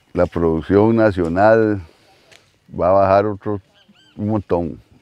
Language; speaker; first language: Spanish; native; Spanish